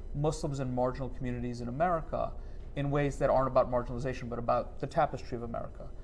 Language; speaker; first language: English; native; English